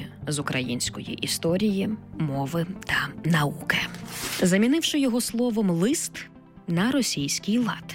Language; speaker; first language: Ukrainian; native; Ukrainian